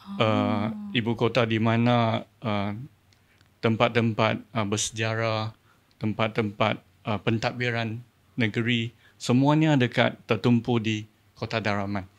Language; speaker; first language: Malay; non-native, local second language; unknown